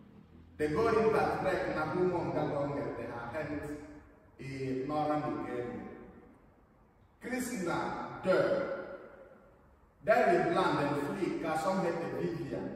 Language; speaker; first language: Swedish; non-native, fluent; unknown